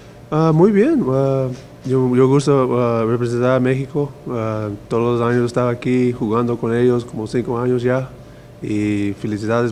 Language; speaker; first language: Spanish; non-native, learner; English